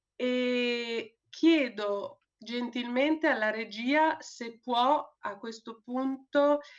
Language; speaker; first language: Italian; native; Italian